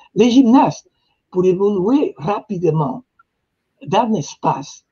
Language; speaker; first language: French; non-native, fluent; Spanish